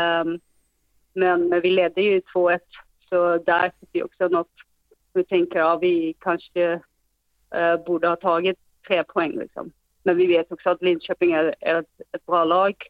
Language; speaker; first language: Swedish; non-native, fluent; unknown